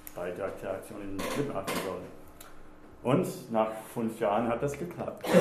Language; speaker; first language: German; non-native, fluent; English